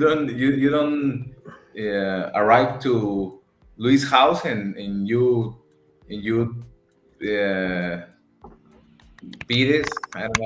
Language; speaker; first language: English; non-native, learner; Spanish